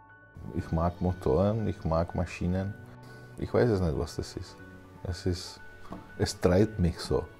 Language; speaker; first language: German; non-native, fluent; Czech